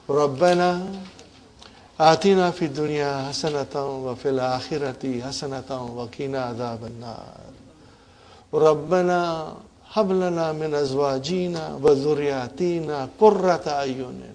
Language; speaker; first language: Arabic; non-native, fluent; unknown